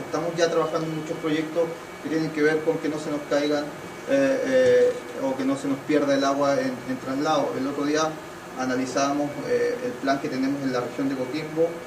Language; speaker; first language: Spanish; native; Spanish